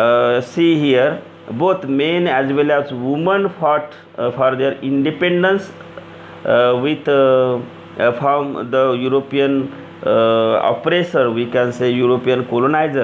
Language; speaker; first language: English; non-native, local second language; Marathi